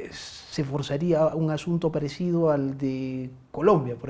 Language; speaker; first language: Spanish; native; Spanish